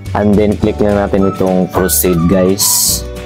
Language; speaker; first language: Filipino; native; Filipino